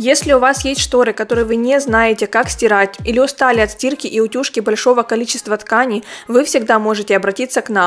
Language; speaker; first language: Russian; native; Russian